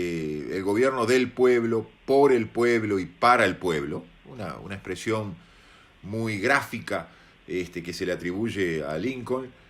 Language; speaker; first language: Spanish; native; Spanish